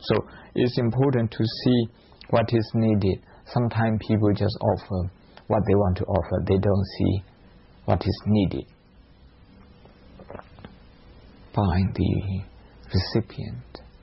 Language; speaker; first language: English; non-native, fluent; Shan